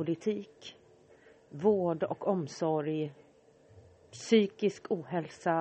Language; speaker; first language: Swedish; native; Swedish